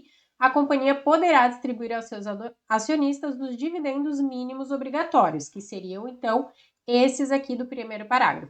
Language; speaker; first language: Portuguese; native; Portuguese